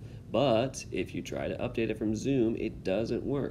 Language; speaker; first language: English; native; English